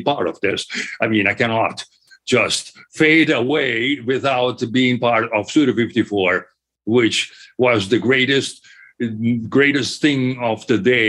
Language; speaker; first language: English; non-native, fluent; German